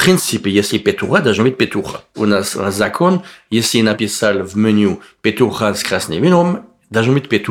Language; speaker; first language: Russian; non-native, learner; French